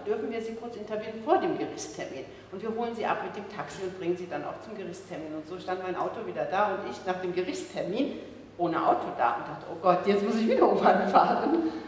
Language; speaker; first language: German; early bilingual, other home language; Turkish